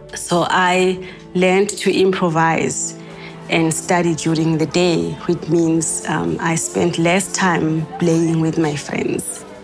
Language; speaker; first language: English; non-native, local second language; Zulu